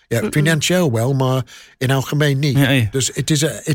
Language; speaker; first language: Dutch; non-native, learner; English